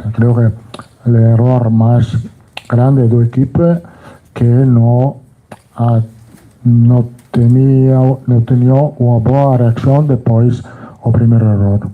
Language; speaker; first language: Portuguese; non-native, fluent; Italian